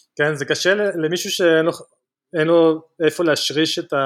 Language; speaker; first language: Hebrew; non-native, fluent; Spanish